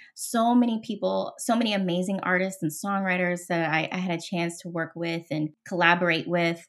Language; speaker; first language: English; native; English